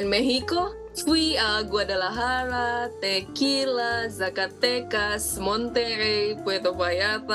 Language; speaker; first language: Spanish; non-native, learner; Indonesian